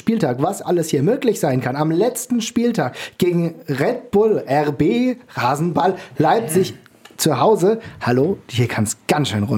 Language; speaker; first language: German; native; German